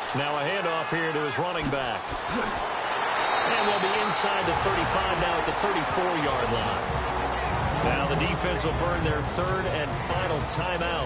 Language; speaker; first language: English; native; English